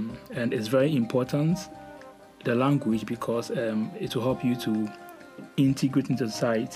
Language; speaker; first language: English; non-native, local second language; Akan